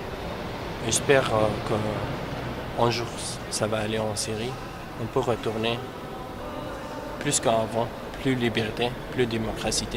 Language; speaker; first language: French; non-native, learner; Kurdish